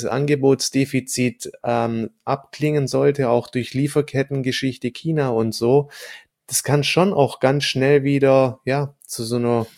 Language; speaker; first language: German; native; German